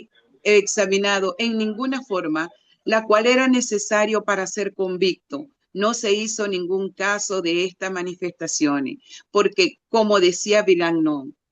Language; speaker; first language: Spanish; native; Spanish